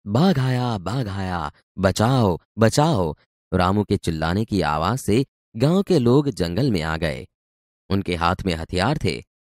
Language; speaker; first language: Hindi; non-native, local second language; Gujarati